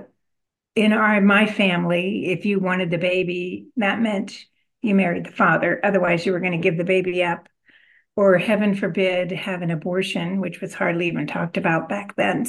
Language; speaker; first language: English; native; English